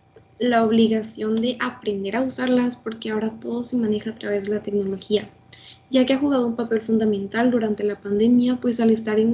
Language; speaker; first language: Spanish; native; Spanish